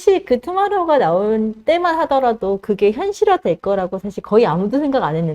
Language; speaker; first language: Korean; native; Korean